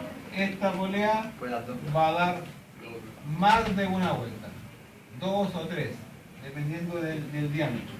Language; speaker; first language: Spanish; native; Spanish